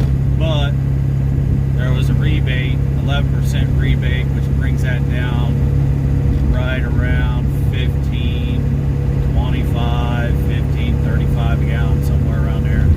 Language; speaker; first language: English; native; English